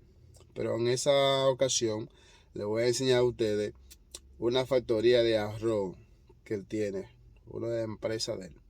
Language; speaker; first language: Spanish; non-native, fluent; Haitian Creole